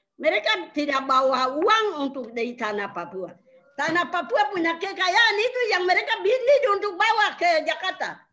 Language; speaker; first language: Indonesian; non-native, local second language; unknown